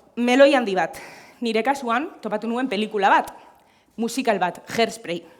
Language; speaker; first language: Basque; non-native, local second language; Spanish